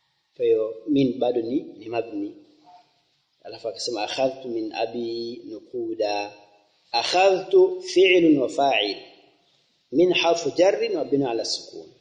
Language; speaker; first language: Arabic; non-native, fluent; Swahili